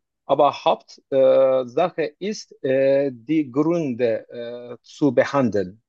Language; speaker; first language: German; non-native, learner; Turkish